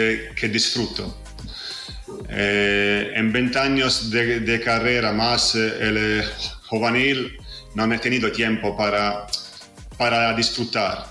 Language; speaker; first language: Spanish; non-native, fluent; Italian